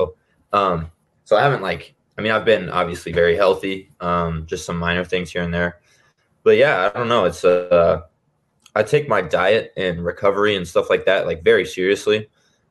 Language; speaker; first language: English; native; English